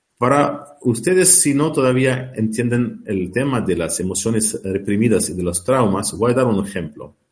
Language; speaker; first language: Spanish; non-native, learner; Arabic